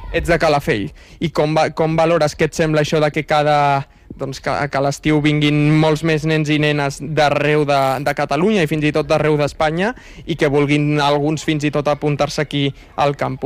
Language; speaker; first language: Catalan; native; Catalan